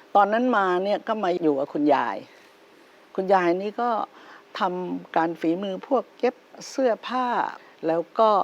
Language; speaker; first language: Thai; native; Thai